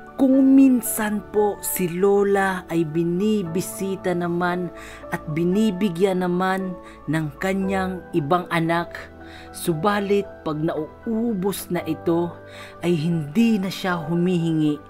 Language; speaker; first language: Filipino; non-native, local second language; Bikol